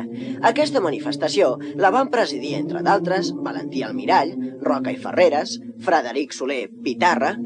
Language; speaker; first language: Catalan; native; Catalan